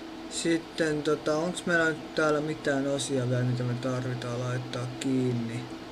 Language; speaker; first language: Finnish; native; Finnish